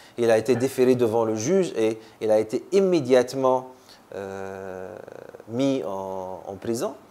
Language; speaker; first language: French; non-native, local second language; Arabic